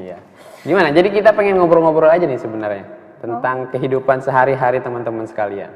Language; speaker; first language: Indonesian; native; Indonesian